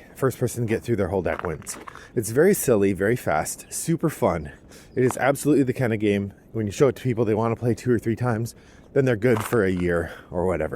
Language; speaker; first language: English; native; English